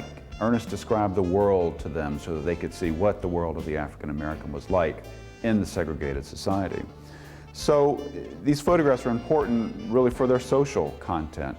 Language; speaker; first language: English; native; English